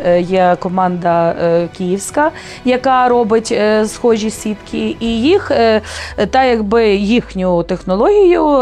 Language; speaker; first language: Ukrainian; native; Ukrainian